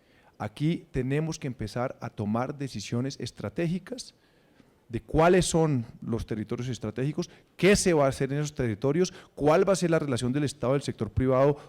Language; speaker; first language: Spanish; native; Spanish